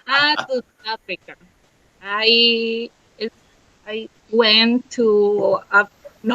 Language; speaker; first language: English; non-native, learner; Spanish